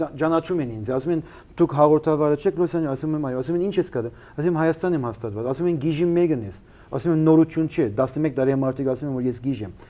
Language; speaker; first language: Armenian; early bilingual, heritage; Armenian